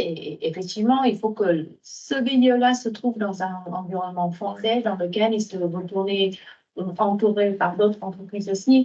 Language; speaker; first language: French; non-native, fluent; Vietnamese